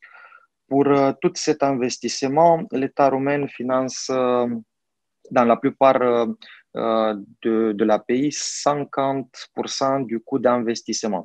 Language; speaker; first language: French; non-native, fluent; Romanian